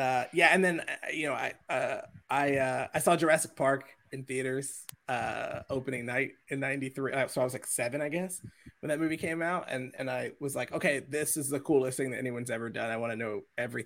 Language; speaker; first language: English; native; English